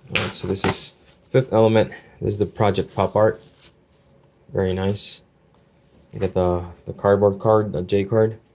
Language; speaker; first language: English; native; English